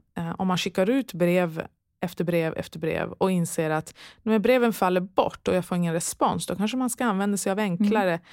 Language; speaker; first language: Swedish; early bilingual, other home language; Persian